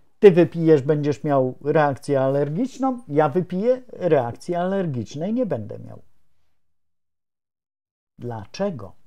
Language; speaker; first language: Polish; native; Polish